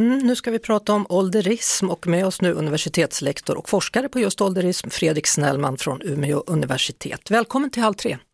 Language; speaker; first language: Swedish; native; Swedish